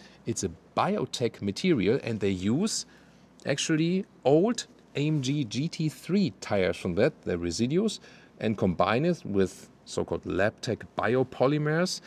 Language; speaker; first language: English; non-native, fluent; German